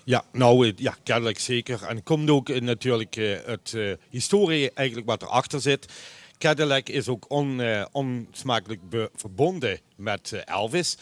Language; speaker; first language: Dutch; native; Dutch